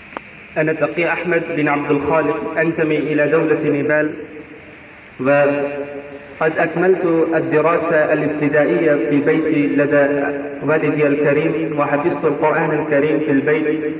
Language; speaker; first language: Arabic; non-native, fluent; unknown